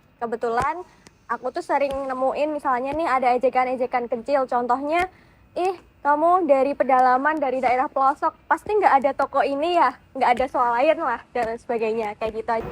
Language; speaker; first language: Indonesian; native; Indonesian